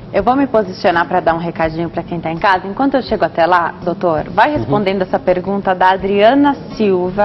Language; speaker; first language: Portuguese; native; Portuguese